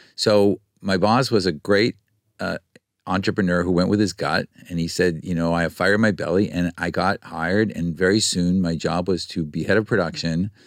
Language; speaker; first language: English; native; English